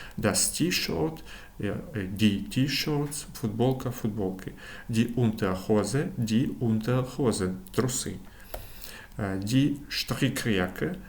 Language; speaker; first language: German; non-native, fluent; Ukrainian